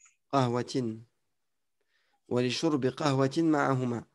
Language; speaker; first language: Arabic; non-native, fluent; French